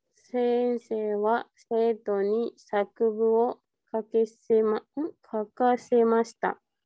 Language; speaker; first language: Japanese; non-native, learner; Indonesian